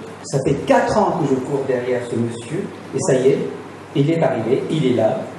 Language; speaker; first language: French; native; French